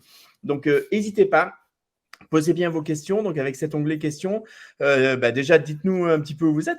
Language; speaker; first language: French; native; French